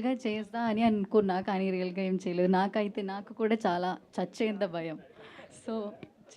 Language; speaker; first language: Telugu; non-native, local second language; Malayalam